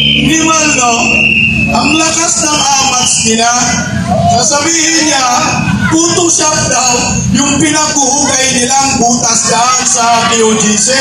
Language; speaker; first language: Filipino; non-native, local second language; Cebuano